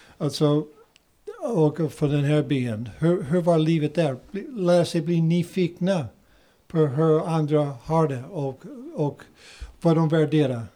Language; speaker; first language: Swedish; non-native, fluent; English